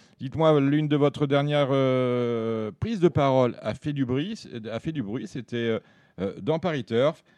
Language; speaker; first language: French; native; French